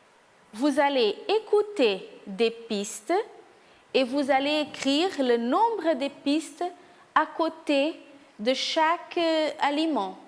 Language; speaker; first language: French; non-native, fluent; Portuguese